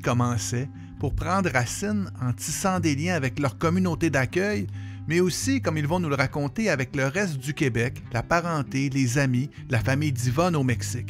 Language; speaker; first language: French; native; French